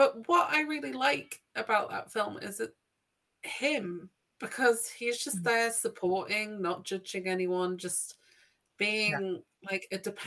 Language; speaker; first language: English; native; English